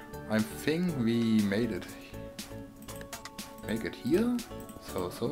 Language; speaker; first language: English; non-native, learner; German